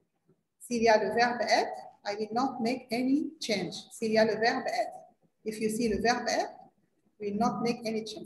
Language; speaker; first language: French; non-native, learner; Arabic